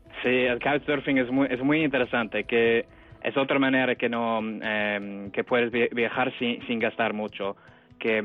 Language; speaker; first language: Spanish; non-native, fluent; English